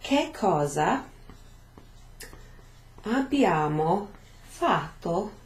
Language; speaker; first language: Italian; non-native, fluent; English